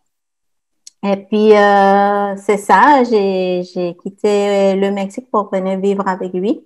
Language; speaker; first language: French; non-native, fluent; Spanish